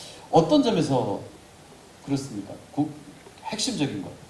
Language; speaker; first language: Korean; native; Korean